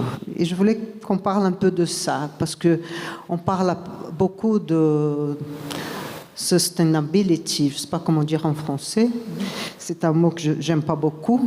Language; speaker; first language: French; non-native, fluent; Portuguese